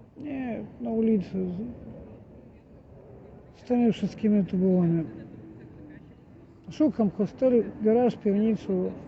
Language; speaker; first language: Polish; non-native, learner; Russian